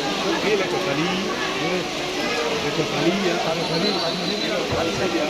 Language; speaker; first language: Indonesian; non-native, local second language; Javanese